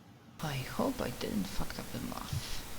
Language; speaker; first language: English; non-native, fluent; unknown